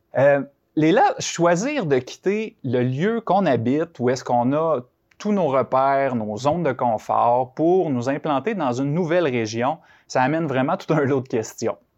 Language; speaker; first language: French; native; French